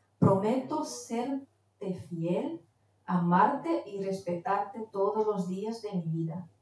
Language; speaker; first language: Spanish; non-native, fluent; Portuguese